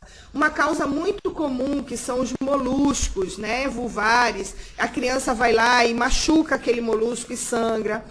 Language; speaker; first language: Portuguese; native; Portuguese